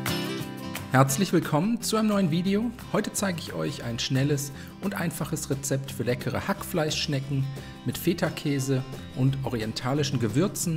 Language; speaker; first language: German; native; German